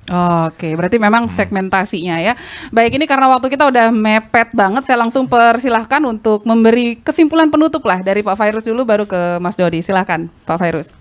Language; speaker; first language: Indonesian; native; Indonesian